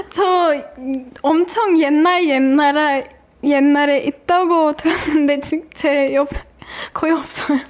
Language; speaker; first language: Korean; non-native, fluent; Turkish